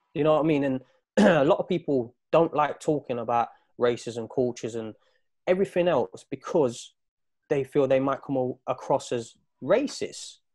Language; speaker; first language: English; native; English